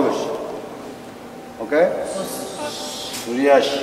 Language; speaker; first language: English; non-native, learner; Japanese